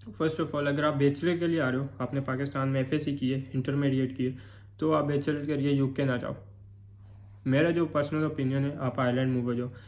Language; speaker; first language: Urdu; non-native, local second language; Northern Hindko